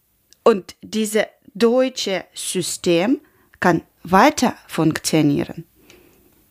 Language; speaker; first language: German; non-native, learner; Ukrainian